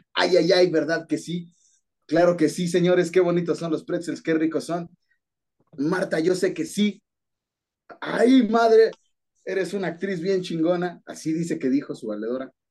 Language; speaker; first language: Spanish; native; Spanish